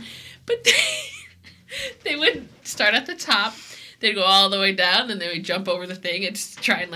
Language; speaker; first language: English; native; English